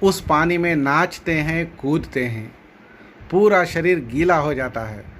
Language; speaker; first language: Hindi; non-native, local second language; Telugu